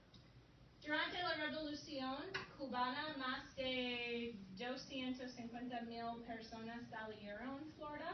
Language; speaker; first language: Spanish; non-native, fluent; English